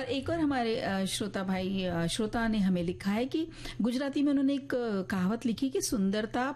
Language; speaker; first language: Hindi; native; Hindi